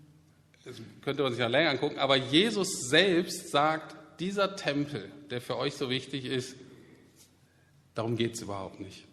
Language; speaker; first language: German; native; German